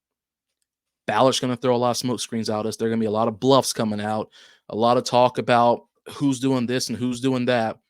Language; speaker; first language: English; native; English